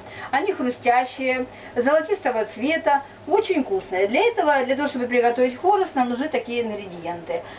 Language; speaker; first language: Russian; native; Russian